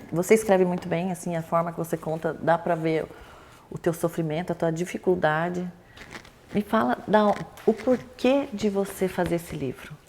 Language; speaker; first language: Portuguese; native; Portuguese